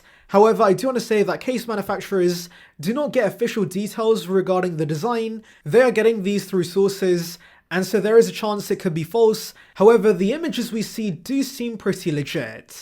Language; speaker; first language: English; native; English